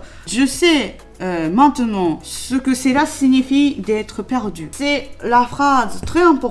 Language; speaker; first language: French; non-native, learner; Japanese